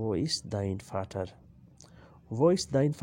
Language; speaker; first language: German; non-native, learner; Urdu